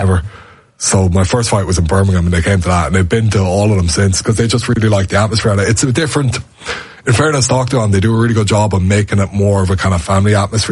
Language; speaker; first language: English; native; English